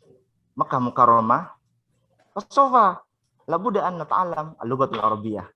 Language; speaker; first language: Arabic; non-native, fluent; Indonesian